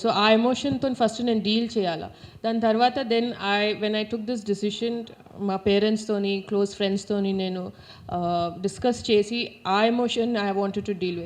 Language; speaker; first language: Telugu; non-native, local second language; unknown